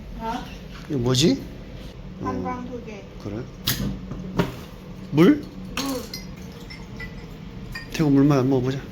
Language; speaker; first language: Korean; native; Korean